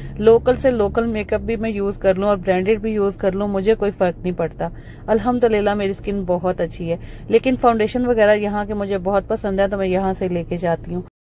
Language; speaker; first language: Urdu; non-native, local second language; Punjabi